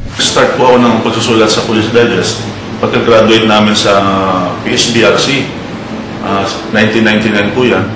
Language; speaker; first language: Filipino; non-native, local second language; Romany